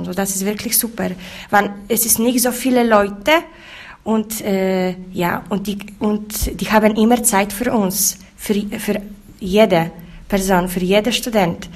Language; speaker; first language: German; non-native, learner; Polish